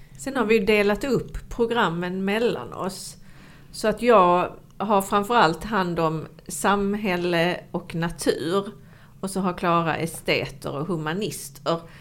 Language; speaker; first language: Swedish; native; Swedish